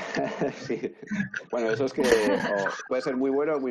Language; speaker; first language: Spanish; native; Spanish